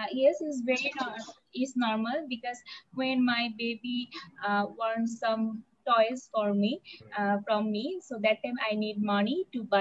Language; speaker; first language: English; non-native, learner; Bangla